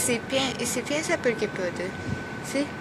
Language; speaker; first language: Spanish; non-native, learner; Portuguese